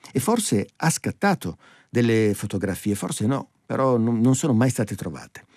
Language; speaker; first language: Italian; native; Italian